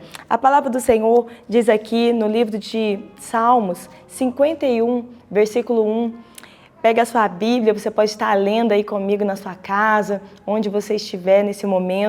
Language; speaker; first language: Portuguese; native; Portuguese